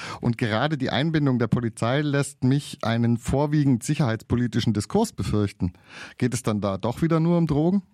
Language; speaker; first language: German; native; German